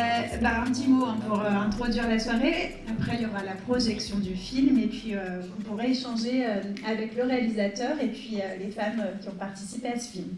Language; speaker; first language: French; native; French